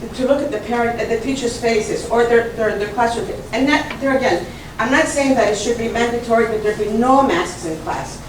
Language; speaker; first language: English; early bilingual, other home language; Italian